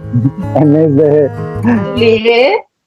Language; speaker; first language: Portuguese; non-native, learner; Turkish